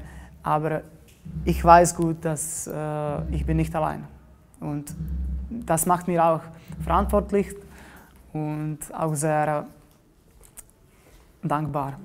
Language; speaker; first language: German; non-native, fluent; Czech